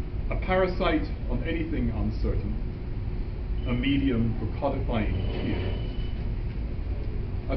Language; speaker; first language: English; native; English